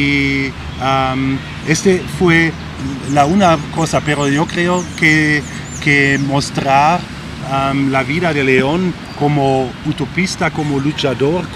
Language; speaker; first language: Spanish; non-native, learner; German